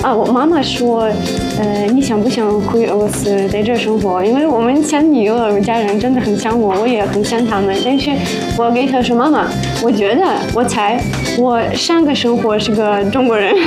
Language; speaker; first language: Chinese; non-native, fluent; Russian